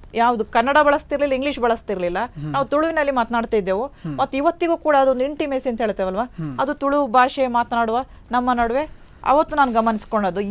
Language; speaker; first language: Kannada; non-native, local second language; Tulu